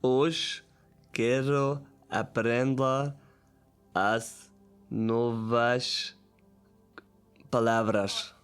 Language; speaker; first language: Portuguese; non-native, learner; Italian